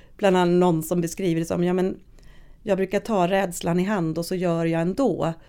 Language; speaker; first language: Swedish; native; Swedish